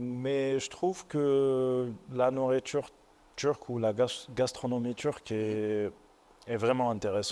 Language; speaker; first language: French; non-native, local second language; Arabic